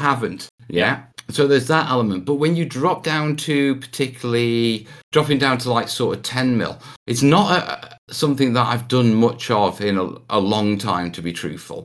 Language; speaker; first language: English; native; English